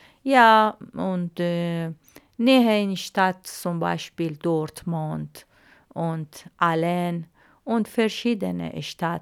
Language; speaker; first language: German; non-native, learner; Arabic